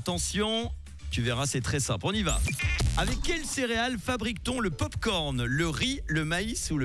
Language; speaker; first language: French; native; French